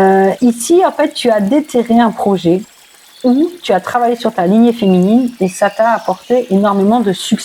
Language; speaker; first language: French; native; French